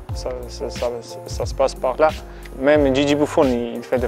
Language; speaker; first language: French; non-native, fluent; Armenian